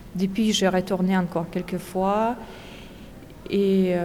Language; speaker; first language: French; non-native, fluent; Russian